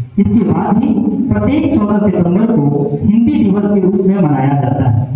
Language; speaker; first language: Hindi; native; Hindi